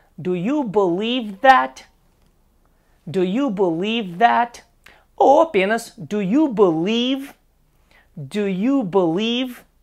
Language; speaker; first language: English; non-native, fluent; Portuguese